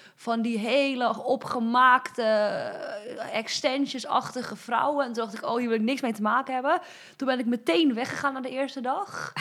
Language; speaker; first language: Dutch; native; Dutch